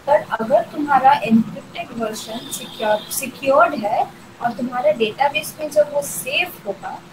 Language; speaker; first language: Hindi; non-native, local second language; Bangla